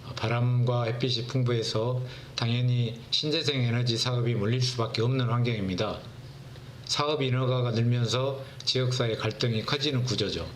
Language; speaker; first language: Korean; native; Korean